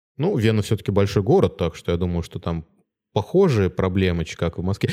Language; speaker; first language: Russian; native; Russian